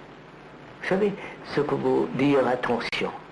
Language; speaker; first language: French; non-native, learner; Telugu